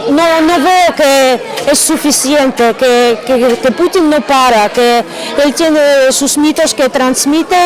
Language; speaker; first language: Spanish; non-native, fluent; Ukrainian